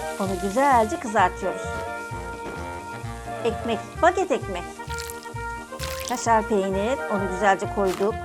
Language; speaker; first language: Turkish; native; Turkish